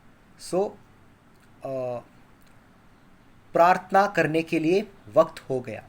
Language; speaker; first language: Hindi; non-native, local second language; Kannada